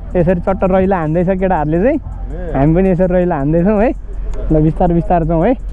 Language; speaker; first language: Nepali; native; Nepali